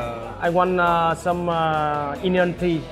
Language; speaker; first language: English; non-native, learner; Vietnamese